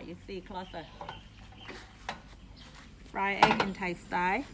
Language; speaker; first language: English; non-native, learner; Thai